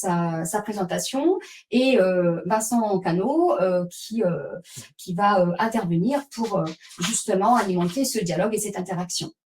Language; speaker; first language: French; native; French